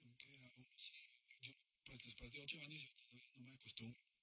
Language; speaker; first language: Spanish; non-native, fluent; English